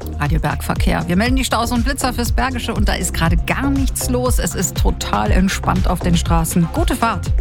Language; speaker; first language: German; native; German